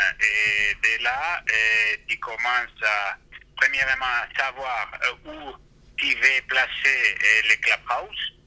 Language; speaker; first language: French; non-native, fluent; Spanish